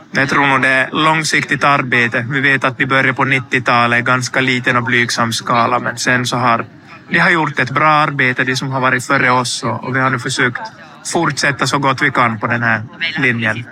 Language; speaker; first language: Swedish; native; Swedish